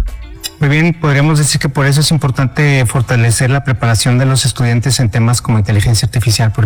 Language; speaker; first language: Spanish; native; Spanish